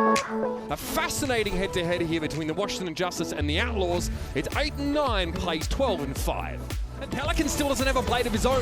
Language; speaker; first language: English; native; English